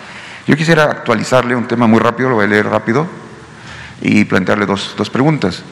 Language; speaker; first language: Spanish; native; Spanish